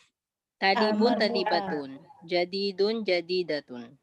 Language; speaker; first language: Arabic; non-native, learner; Filipino